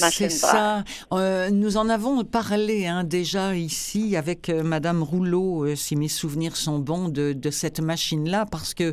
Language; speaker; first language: French; native; French